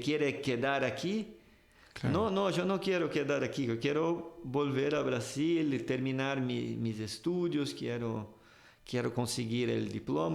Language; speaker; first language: Spanish; non-native, fluent; Portuguese